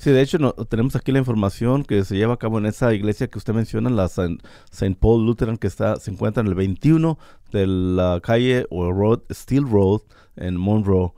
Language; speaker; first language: Spanish; native; Spanish